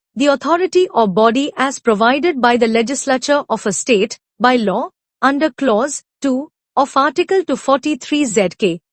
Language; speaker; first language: English; non-native, local second language; Telugu